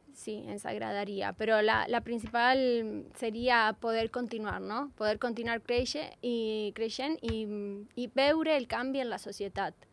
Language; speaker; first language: Catalan; non-native, learner; Spanish